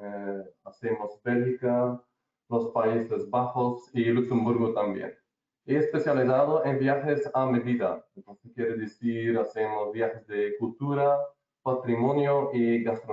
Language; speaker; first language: Spanish; non-native, learner; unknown